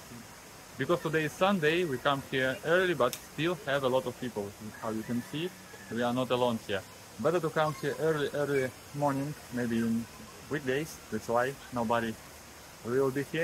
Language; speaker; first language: English; non-native, learner; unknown